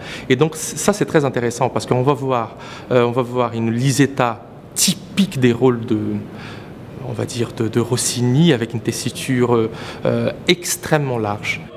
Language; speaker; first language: French; non-native, fluent; Portuguese